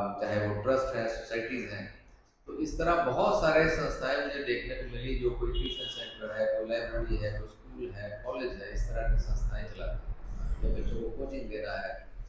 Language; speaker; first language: Hindi; non-native, local second language; Punjabi